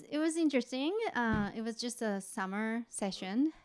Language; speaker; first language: English; non-native, fluent; Japanese